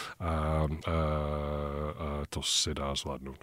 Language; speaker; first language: Czech; non-native, fluent; English